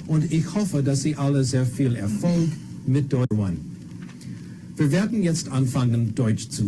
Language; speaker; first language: German; non-native, fluent; English